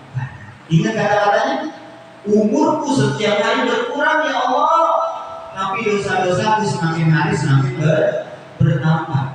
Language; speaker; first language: Indonesian; native; Indonesian